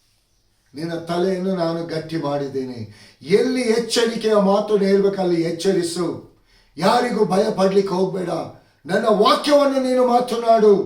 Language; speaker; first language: Kannada; native; Kannada